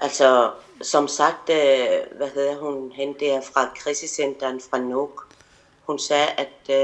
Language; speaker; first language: Danish; non-native, local second language; Kalaallisut